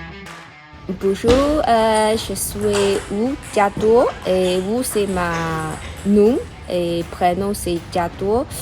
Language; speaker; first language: French; non-native, learner; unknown